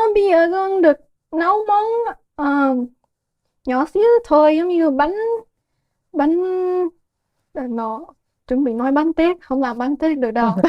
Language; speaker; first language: Vietnamese; early bilingual, heritage; Vietnamese